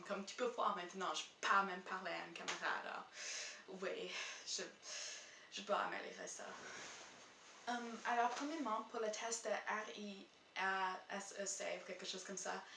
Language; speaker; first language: French; non-native, local second language; English